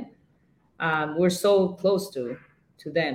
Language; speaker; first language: English; non-native, fluent; Spanish